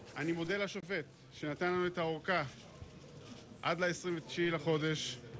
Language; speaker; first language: Hebrew; native; Hebrew